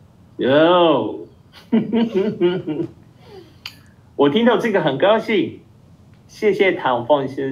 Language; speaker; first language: Chinese; non-native, fluent; Japanese